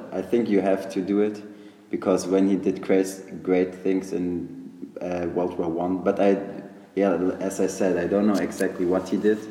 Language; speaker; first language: English; non-native, fluent; German